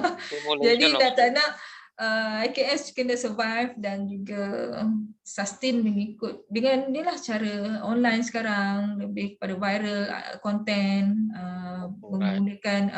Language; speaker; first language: Malay; native; Malay